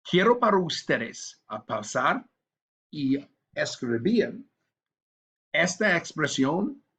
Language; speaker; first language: Spanish; non-native, learner; English